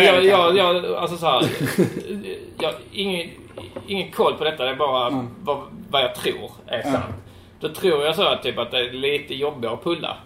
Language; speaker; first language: Swedish; native; Swedish